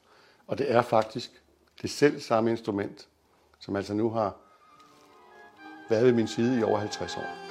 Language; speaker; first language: Danish; native; Danish